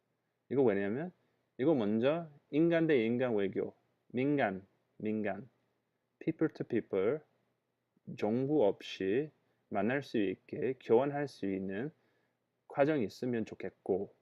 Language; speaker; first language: Korean; non-native, fluent; English